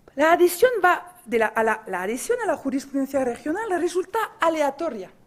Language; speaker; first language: Spanish; non-native, fluent; French